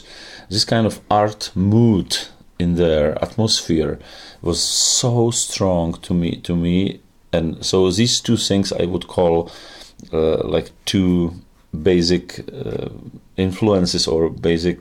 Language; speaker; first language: English; non-native, fluent; Czech